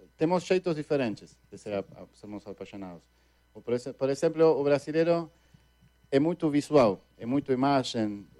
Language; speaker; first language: Portuguese; non-native, fluent; Spanish